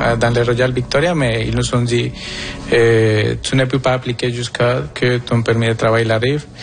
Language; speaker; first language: French; non-native, fluent; Spanish